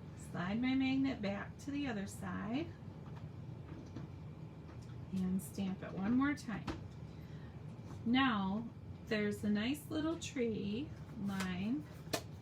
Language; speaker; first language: English; native; English